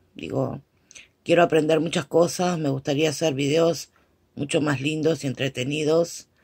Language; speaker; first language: Spanish; native; Spanish